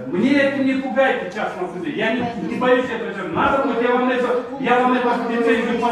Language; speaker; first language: Russian; non-native, local second language; Kyrgyz